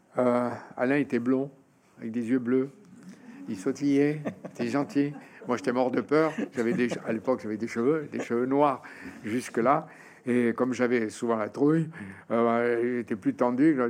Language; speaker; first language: French; native; French